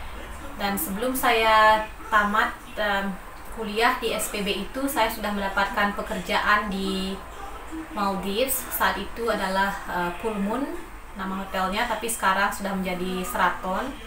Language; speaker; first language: Indonesian; non-native, local second language; Balinese